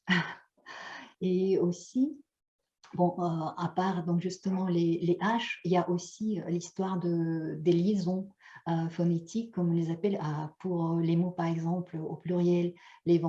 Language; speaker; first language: French; non-native, fluent; Russian